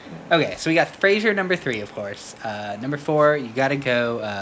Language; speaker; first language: English; native; English